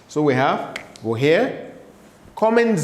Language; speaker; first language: German; non-native, fluent; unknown